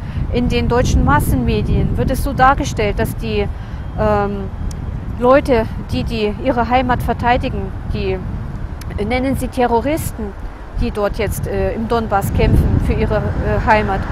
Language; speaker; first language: German; non-native, fluent; Russian